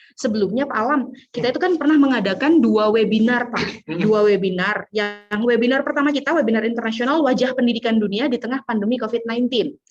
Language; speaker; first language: Indonesian; native; Indonesian